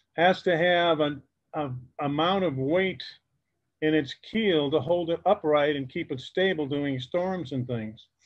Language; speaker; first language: English; native; English